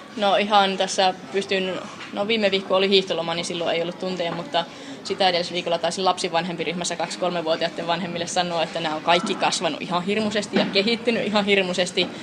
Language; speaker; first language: Finnish; native; Finnish